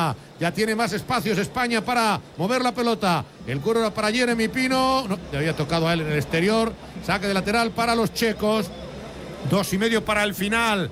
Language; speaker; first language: Spanish; native; Spanish